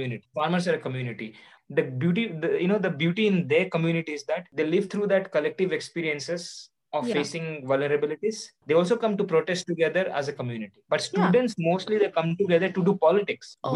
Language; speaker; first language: English; non-native, local second language; Odia